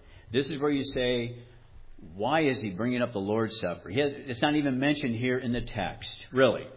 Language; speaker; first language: English; native; English